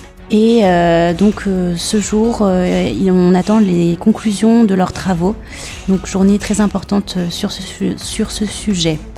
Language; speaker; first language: French; native; French